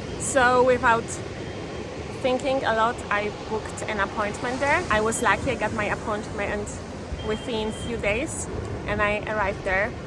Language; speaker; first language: English; non-native, fluent; Polish